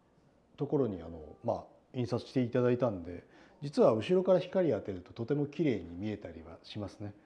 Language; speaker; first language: Japanese; native; Japanese